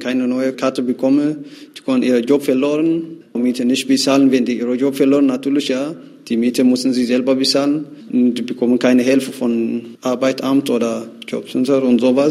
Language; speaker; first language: German; non-native, local second language; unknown